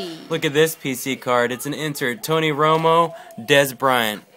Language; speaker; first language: English; native; English